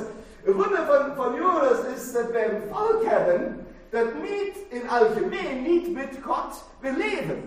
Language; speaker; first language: Dutch; non-native, fluent; German